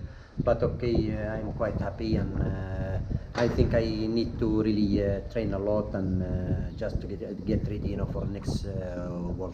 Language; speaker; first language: English; non-native, fluent; Arabic